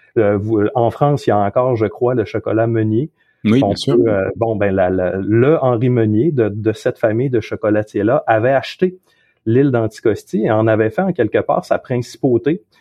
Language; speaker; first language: French; native; French